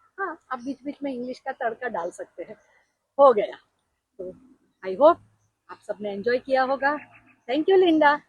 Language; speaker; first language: Hindi; non-native, local second language; Gujarati